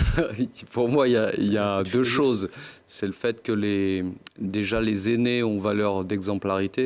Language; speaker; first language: French; native; French